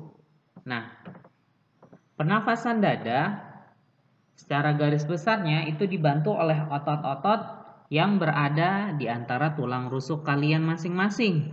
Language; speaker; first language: Indonesian; native; Indonesian